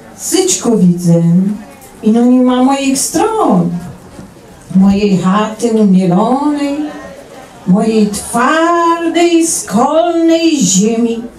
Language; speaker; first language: Polish; native; Polish